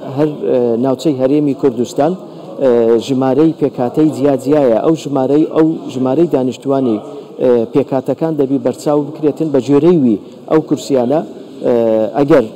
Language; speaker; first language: Central Kurdish; non-native, local second language; Turkish